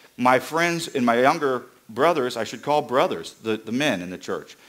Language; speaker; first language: English; native; English